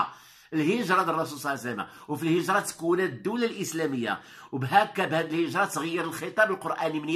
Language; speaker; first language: Arabic; native; Arabic